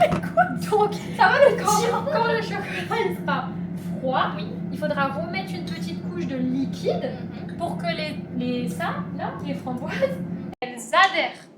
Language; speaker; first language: French; native; French